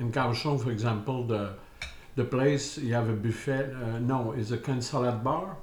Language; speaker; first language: English; non-native, learner; French